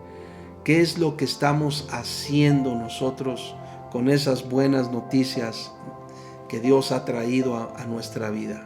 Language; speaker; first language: Spanish; native; Spanish